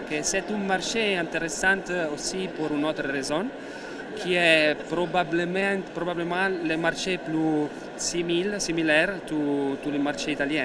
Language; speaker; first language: French; non-native, learner; Italian